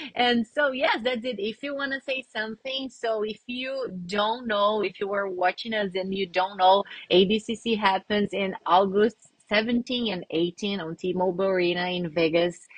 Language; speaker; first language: English; non-native, fluent; Portuguese